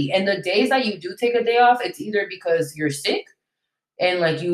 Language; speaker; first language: English; early bilingual, other home language; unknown